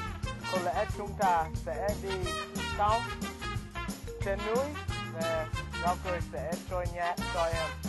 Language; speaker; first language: Vietnamese; non-native, learner; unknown